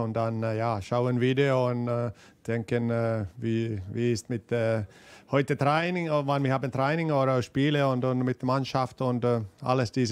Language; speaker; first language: German; non-native, learner; Finnish